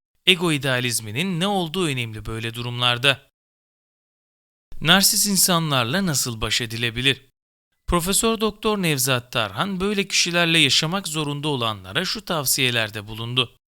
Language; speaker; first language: Turkish; native; Turkish